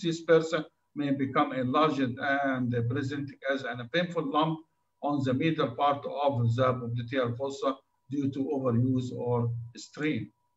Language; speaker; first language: English; non-native, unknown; Arabic